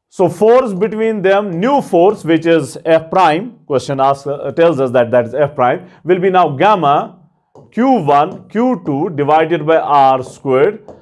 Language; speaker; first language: English; non-native, local second language; Kashmiri